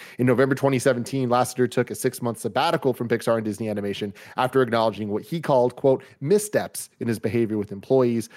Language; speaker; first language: English; native; English